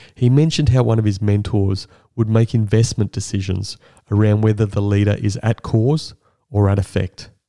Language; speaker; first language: English; native; English